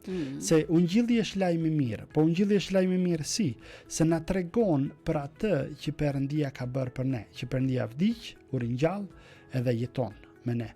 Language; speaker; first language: Albanian; native; Albanian